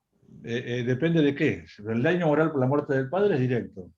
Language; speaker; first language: Spanish; native; Spanish